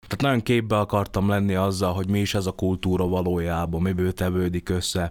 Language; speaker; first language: Hungarian; early bilingual, other home language; Vietnamese